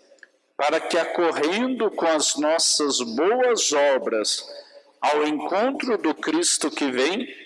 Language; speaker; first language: Portuguese; native; Portuguese